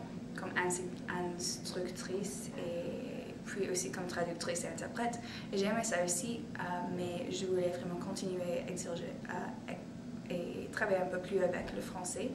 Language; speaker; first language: French; non-native, fluent; English